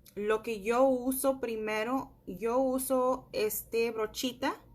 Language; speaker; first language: Spanish; early bilingual, heritage; Spanish